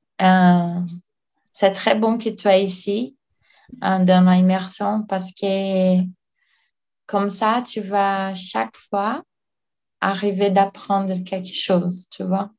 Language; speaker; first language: French; non-native, learner; Portuguese